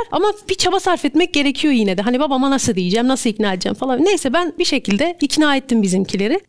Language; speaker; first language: Turkish; native; Turkish